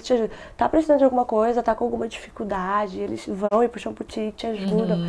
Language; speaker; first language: Portuguese; non-native, local second language; Kabuverdianu